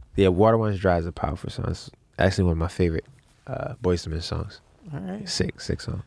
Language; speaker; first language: English; native; English